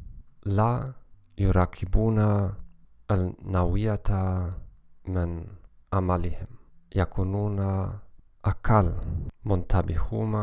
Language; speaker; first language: Arabic; non-native, learner; German